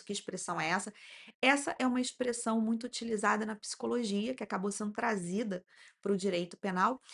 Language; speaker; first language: Portuguese; native; Portuguese